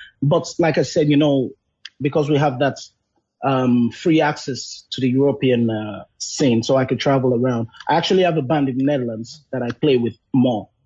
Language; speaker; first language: English; non-native, local second language; Yoruba